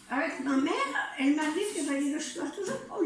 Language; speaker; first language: French; early bilingual, other home language; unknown